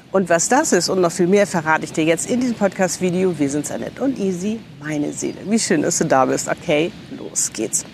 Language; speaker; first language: German; native; German